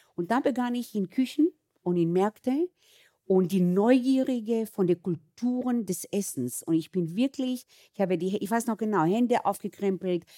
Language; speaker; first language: German; early bilingual, other home language; Hebrew